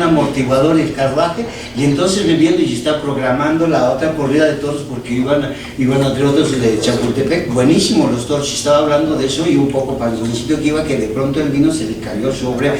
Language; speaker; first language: Spanish; native; Spanish